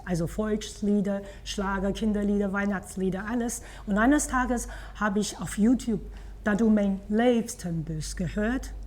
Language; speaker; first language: German; non-native, fluent; Chinese